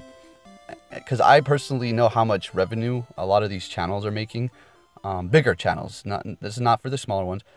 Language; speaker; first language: English; native; English